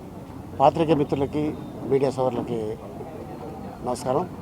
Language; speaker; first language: Telugu; native; Telugu